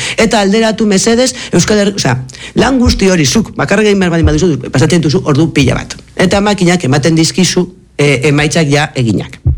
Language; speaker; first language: Basque; non-native, local second language; Spanish